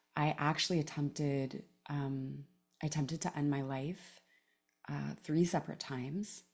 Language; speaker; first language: English; native; English